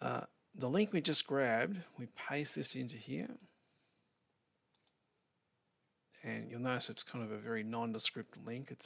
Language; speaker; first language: English; native; English